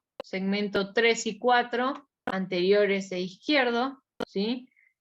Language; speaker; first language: Spanish; native; Spanish